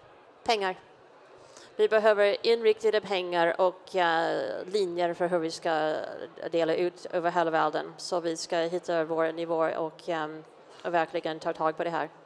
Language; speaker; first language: Swedish; non-native, fluent; English